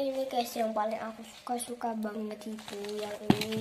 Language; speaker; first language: Indonesian; native; Indonesian